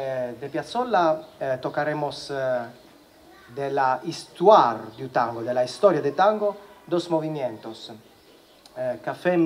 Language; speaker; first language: Spanish; non-native, learner; Italian